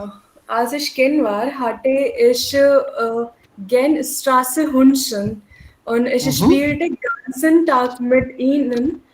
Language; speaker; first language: German; non-native, learner; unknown